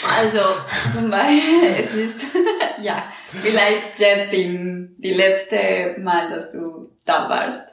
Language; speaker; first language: German; non-native, learner; Spanish